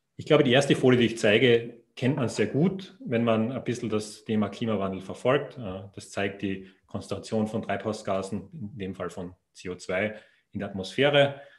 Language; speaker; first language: German; native; German